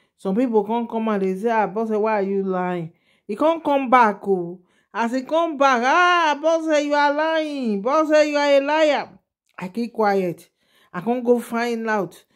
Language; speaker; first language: Nigerian Pidgin; native; Nigerian Pidgin